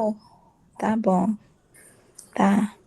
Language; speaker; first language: Portuguese; non-native, learner; Haitian Creole